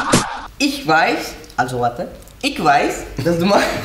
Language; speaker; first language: German; non-native, learner; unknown